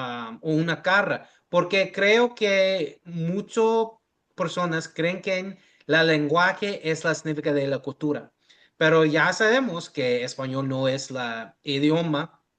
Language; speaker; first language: Spanish; early bilingual, heritage; English